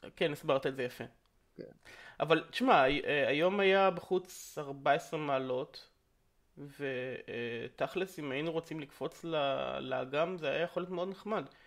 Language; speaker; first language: Hebrew; native; Hebrew